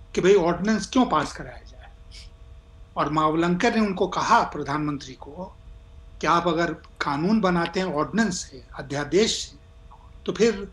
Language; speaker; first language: Hindi; native; Hindi